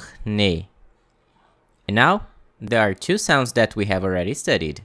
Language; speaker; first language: English; non-native, fluent; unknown